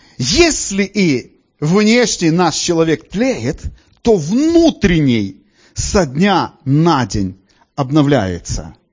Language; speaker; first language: Russian; native; Russian